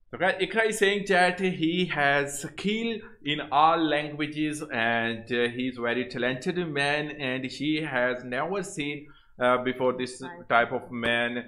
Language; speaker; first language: English; non-native, local second language; Urdu